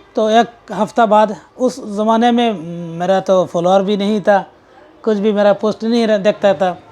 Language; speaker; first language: Urdu; non-native, fluent; Bangla